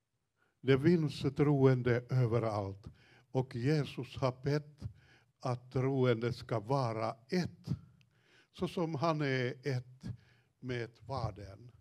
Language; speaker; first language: Swedish; non-native, fluent; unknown